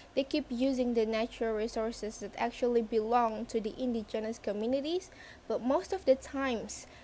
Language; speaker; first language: English; non-native, fluent; Indonesian